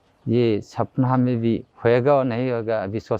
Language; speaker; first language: Hindi; non-native, local second language; Manipuri